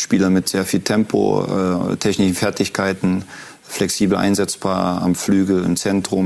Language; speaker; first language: German; native; German